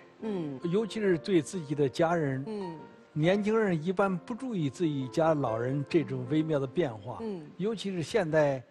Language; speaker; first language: Chinese; native; Chinese